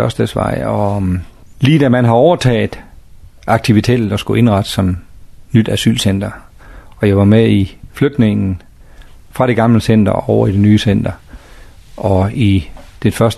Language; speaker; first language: Danish; native; Danish